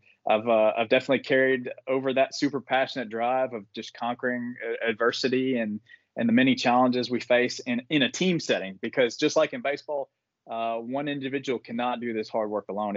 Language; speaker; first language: English; native; English